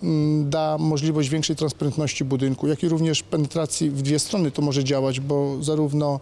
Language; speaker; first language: Polish; native; Polish